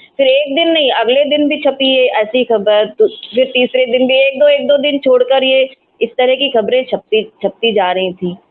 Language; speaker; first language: Hindi; non-native, local second language; Marathi